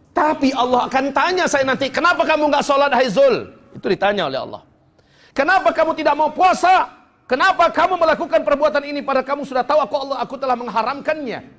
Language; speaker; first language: Indonesian; non-native, local second language; Minangkabau